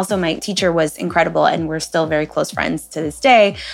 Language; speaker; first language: English; early bilingual, other home language; Spanish